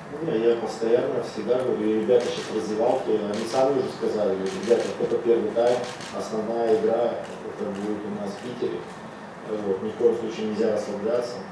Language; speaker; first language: Russian; native; Russian